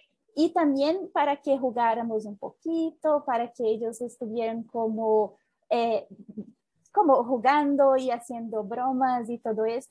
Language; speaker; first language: Spanish; non-native, fluent; Portuguese